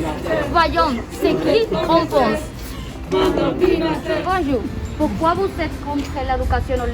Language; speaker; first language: French; non-native, learner; Spanish